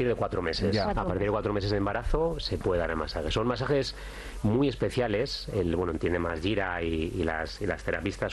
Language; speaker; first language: Spanish; native; Spanish